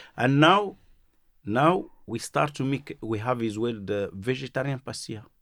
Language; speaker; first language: English; non-native, learner; Arabic